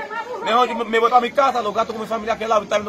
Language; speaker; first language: Spanish; non-native, learner; Haitian Creole